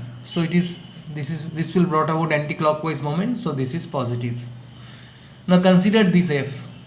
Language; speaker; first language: English; non-native, local second language; Bangla